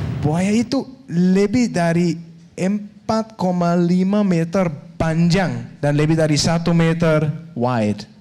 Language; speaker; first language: Indonesian; non-native, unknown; Danish